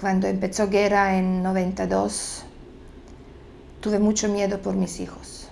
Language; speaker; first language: Spanish; non-native, fluent; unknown